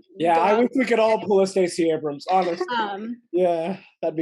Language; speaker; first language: English; native; English